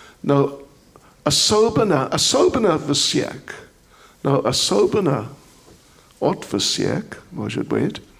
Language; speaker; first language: Russian; non-native, fluent; English